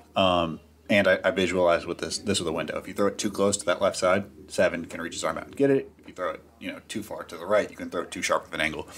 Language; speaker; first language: English; native; English